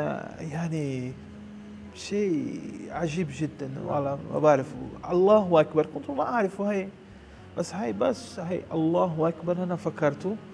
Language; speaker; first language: Arabic; non-native, learner; Portuguese